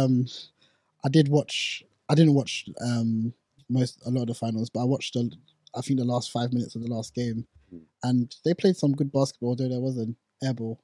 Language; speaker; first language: English; non-native, local second language; Akan